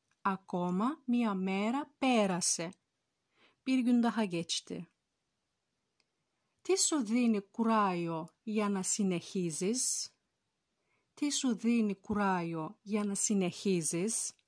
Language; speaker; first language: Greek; non-native, fluent; Turkish